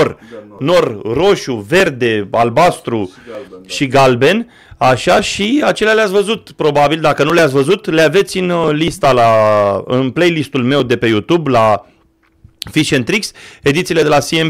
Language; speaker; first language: Romanian; native; Romanian